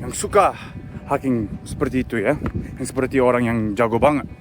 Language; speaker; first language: Indonesian; non-native, learner; English